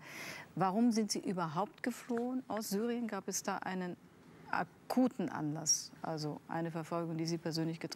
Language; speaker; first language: German; native; German